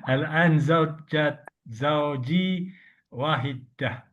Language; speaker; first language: Arabic; non-native, learner; Malay